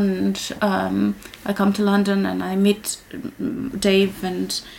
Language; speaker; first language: English; non-native, local second language; Kikuyu